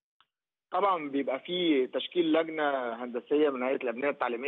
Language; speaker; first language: Arabic; native; Arabic